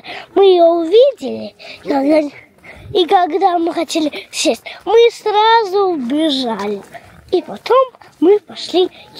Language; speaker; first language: Russian; early bilingual, heritage; Russian